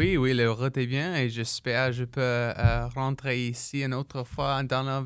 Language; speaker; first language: French; non-native, local second language; English